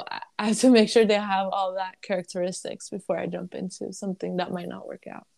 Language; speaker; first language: English; early bilingual, other home language; Arabic